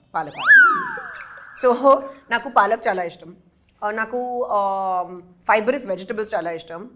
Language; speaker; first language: Telugu; non-native, fluent; Hindi